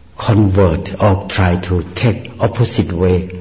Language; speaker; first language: English; non-native, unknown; Northeastern Thai